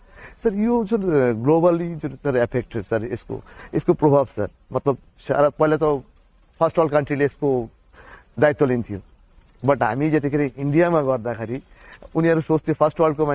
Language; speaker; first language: Nepali; native; Nepali